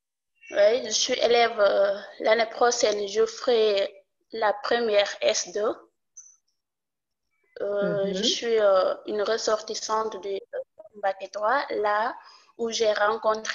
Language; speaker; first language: French; non-native, local second language; Wolof